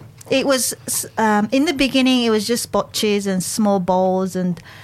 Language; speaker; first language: English; non-native, fluent; Japanese